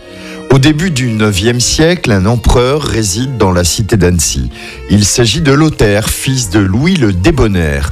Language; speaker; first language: French; native; French